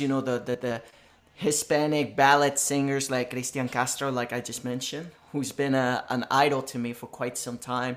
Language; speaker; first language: English; non-native, fluent; Spanish